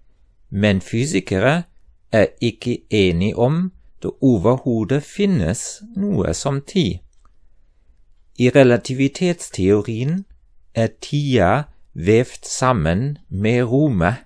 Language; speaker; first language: Norwegian; non-native, fluent; German